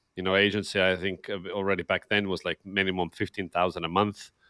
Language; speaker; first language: English; non-native, fluent; Estonian